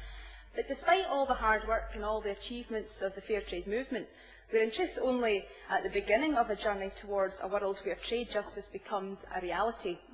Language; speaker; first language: English; native; English